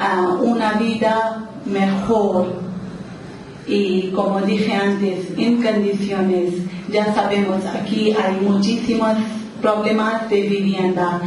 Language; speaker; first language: Spanish; non-native, local second language; Urdu